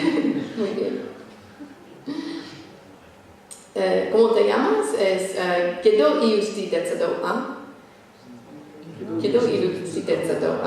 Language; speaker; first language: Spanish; non-native, fluent; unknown